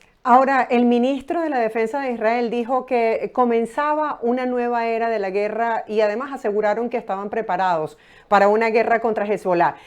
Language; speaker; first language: Spanish; native; Spanish